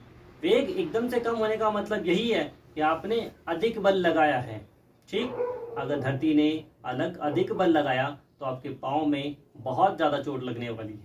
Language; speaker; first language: Hindi; native; Hindi